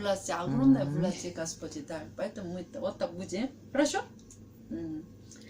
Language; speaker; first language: Russian; non-native, learner; Korean